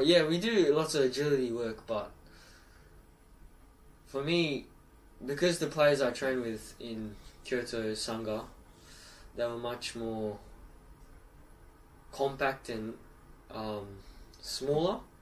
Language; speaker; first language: English; early bilingual, other home language; Japanese